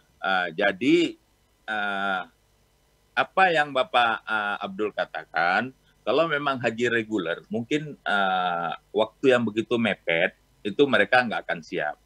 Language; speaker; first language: Indonesian; non-native, local second language; Achinese